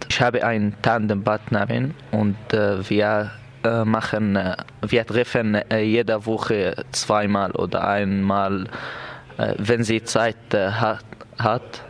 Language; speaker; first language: German; non-native, learner; Arabic